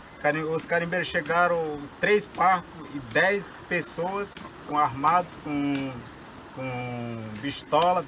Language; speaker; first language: Portuguese; non-native, learner; Yanomámi